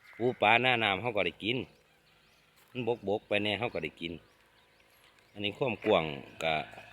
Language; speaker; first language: Thai; native; Thai